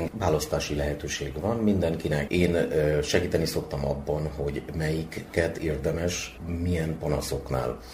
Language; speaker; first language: Hungarian; non-native, fluent; Bangla